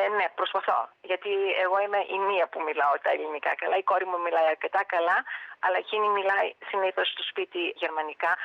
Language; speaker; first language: Greek; native; Greek